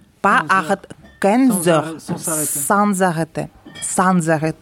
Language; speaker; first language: French; non-native, learner; Ukrainian